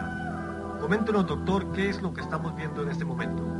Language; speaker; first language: Spanish; native; Spanish